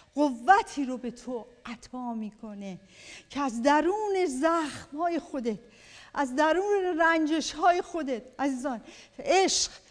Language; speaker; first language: Persian; native; Persian